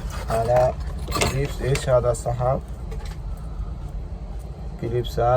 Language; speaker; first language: Arabic; non-native, learner; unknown